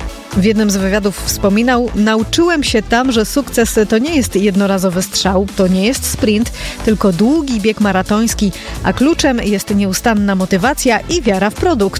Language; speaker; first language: Polish; native; Polish